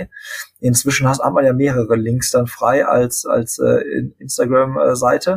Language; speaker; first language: German; native; German